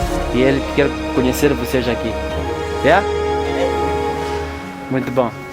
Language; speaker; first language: Portuguese; non-native, local second language; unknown